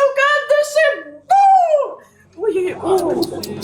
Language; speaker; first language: Russian; native; Russian